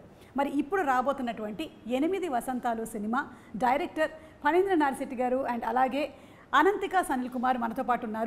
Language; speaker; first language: Telugu; native; Telugu